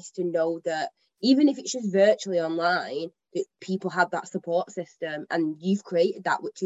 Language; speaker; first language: English; native; English